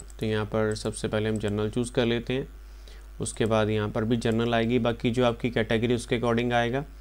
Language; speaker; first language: Hindi; non-native, local second language; Punjabi